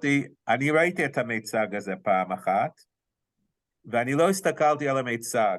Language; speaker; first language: Hebrew; non-native, fluent; English